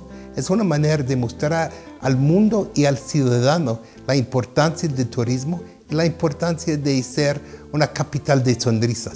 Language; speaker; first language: Spanish; non-native, fluent; English